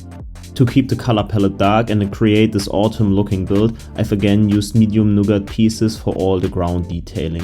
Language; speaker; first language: English; non-native, fluent; German